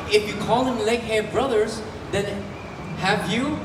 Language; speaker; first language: English; non-native, fluent; Thai